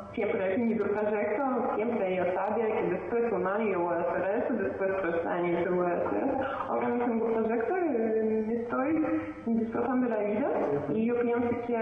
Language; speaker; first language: Spanish; non-native, learner; Russian